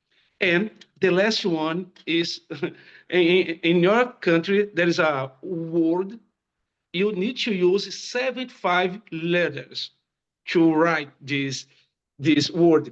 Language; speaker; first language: English; non-native, fluent; Portuguese